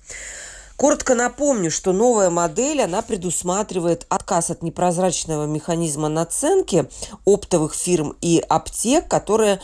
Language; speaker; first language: Russian; native; Russian